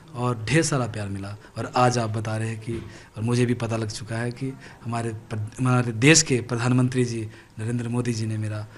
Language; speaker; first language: Hindi; native; Hindi